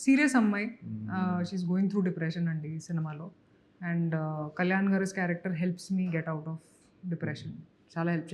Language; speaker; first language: Telugu; non-native, fluent; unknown